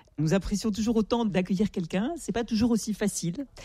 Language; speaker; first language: French; native; French